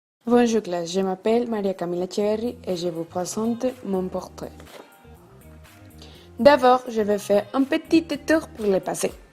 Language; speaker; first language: French; non-native, learner; Spanish